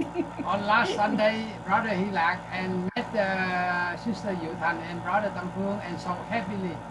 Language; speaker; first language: English; non-native, learner; Vietnamese